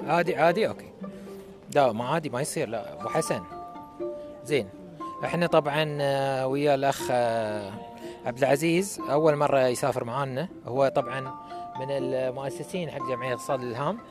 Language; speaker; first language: Arabic; native; Arabic